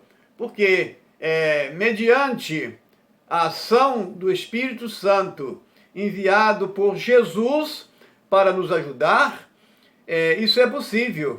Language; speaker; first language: Portuguese; native; Portuguese